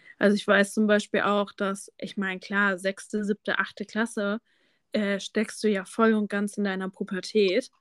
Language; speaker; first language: German; native; German